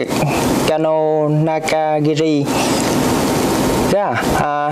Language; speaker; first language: Japanese; non-native, learner; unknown